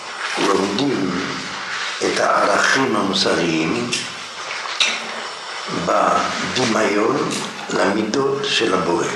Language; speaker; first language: Hebrew; non-native, fluent; French